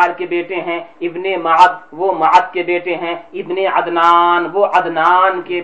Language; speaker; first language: Urdu; native; Urdu